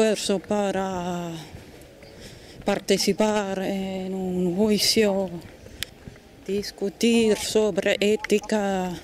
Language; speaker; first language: Spanish; non-native, fluent; German